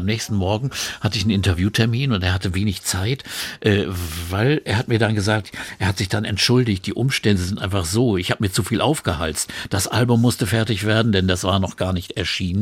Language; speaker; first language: German; native; German